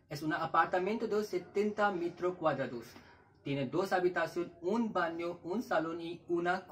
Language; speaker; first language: Spanish; non-native, learner; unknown